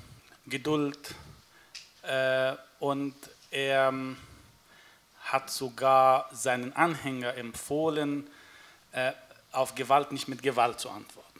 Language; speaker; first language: German; non-native, fluent; Arabic